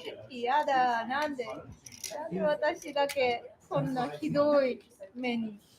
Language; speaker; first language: Japanese; non-native, learner; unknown